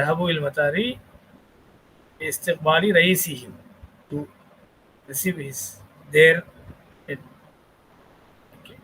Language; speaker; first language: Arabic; non-native, fluent; Tamil